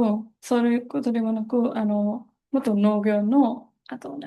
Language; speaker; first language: Japanese; non-native, fluent; Indonesian